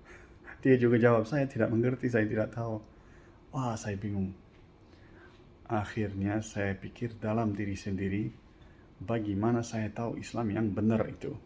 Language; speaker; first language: Indonesian; non-native, fluent; English